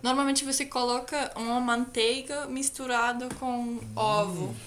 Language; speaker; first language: Portuguese; non-native, fluent; Finnish